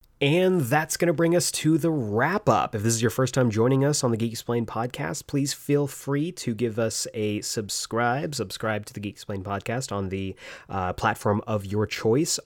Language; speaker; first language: English; native; English